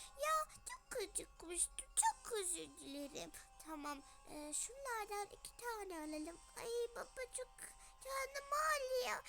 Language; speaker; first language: Turkish; early bilingual, other home language; Arabic